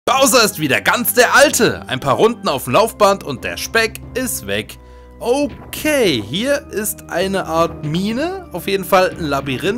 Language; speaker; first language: German; native; German